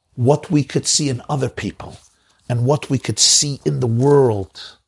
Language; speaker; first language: English; native; English